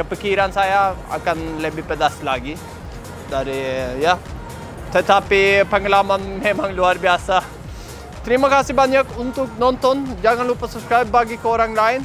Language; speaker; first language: Indonesian; non-native, fluent; Norwegian